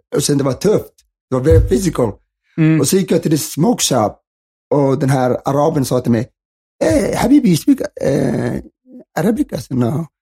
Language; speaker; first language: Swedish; early bilingual, other home language; Somali